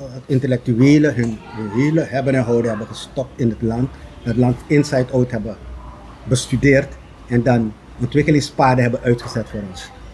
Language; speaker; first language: Dutch; native; Dutch